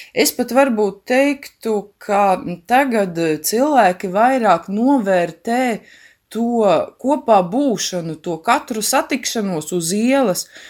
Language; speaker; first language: Latvian; native; Latvian